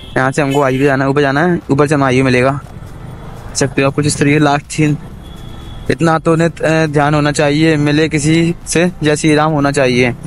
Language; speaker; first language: Hindi; native; Hindi